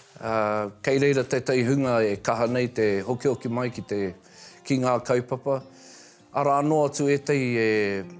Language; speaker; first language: Māori; non-native, local second language; English